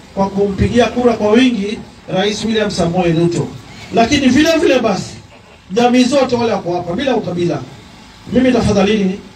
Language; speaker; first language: Swahili; native; Swahili